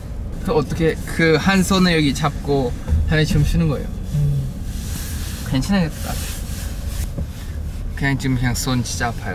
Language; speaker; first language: Korean; non-native, fluent; Thai